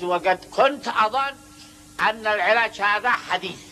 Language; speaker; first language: Arabic; native; Arabic